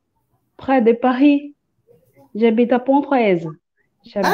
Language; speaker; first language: French; non-native, learner; Portuguese